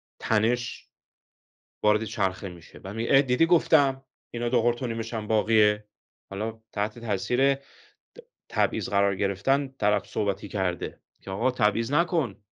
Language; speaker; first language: Persian; native; Persian